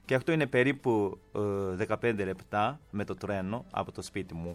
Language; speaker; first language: Greek; non-native, fluent; Japanese